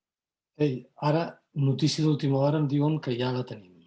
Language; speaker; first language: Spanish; non-native, local second language; Catalan